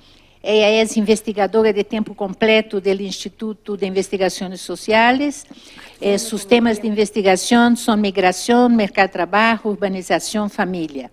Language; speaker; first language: Spanish; non-native, fluent; Portuguese